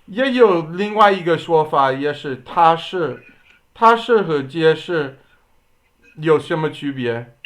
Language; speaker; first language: Chinese; non-native, learner; English